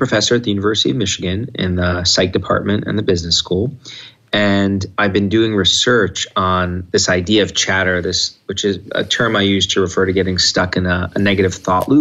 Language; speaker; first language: English; native; English